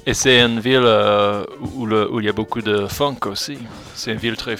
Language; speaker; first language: French; non-native, fluent; English